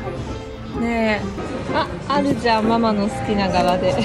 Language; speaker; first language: Japanese; native; Japanese